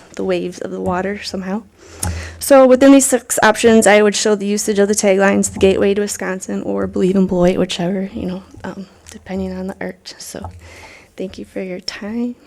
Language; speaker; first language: English; native; English